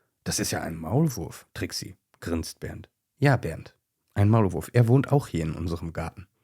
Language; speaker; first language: German; native; German